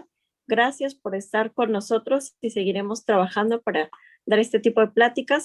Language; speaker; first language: Spanish; native; Spanish